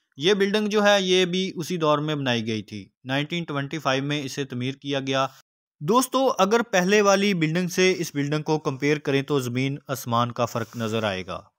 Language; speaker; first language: Urdu; non-native, local second language; Punjabi